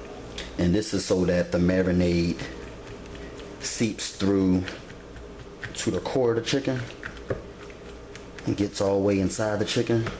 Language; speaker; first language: English; native; English